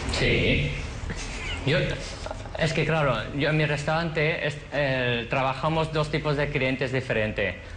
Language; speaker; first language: Spanish; non-native, fluent; Chinese